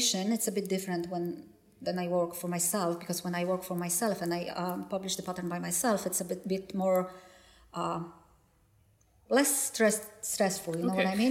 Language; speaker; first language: English; non-native, fluent; Polish